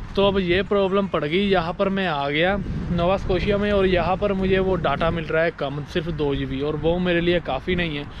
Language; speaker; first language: Hindi; non-native, local second language; Punjabi